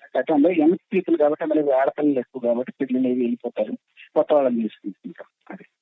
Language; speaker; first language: Telugu; native; Telugu